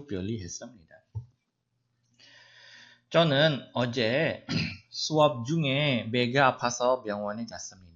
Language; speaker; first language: Korean; non-native, fluent; Indonesian